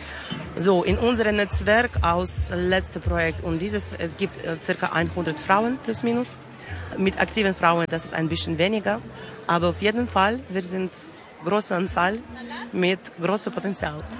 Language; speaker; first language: German; non-native, learner; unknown